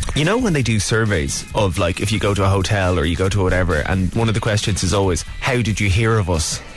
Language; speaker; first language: English; native; English